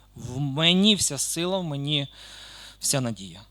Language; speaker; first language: Ukrainian; native; Ukrainian